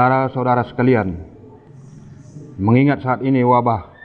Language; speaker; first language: Indonesian; non-native, local second language; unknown